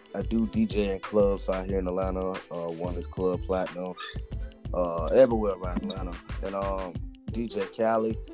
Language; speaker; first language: English; native; English